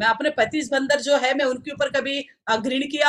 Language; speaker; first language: Hindi; non-native, local second language; Telugu